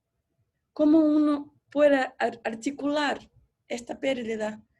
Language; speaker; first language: Spanish; non-native, fluent; Portuguese